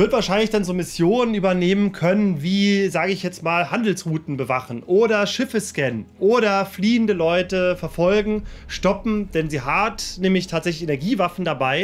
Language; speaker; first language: German; native; German